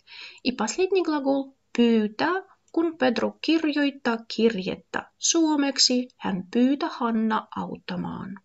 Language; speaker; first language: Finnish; non-native, fluent; Russian